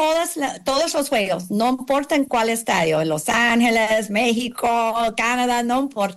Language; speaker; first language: Spanish; non-native, learner; English